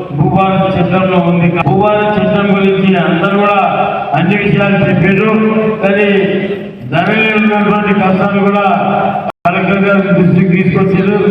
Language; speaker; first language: Telugu; native; Telugu